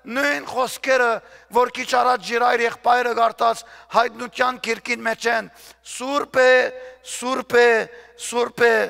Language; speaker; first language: Armenian; early bilingual, heritage; Armenian